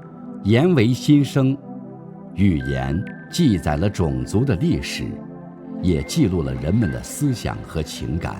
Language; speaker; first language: Chinese; native; Chinese